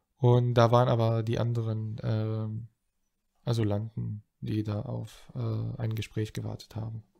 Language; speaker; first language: German; non-native, fluent; Arabic